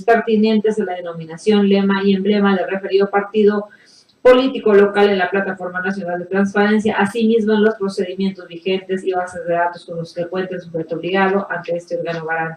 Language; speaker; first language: Spanish; native; Spanish